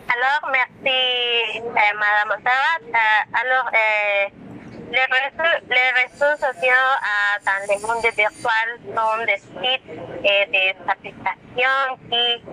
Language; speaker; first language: French; non-native, learner; Spanish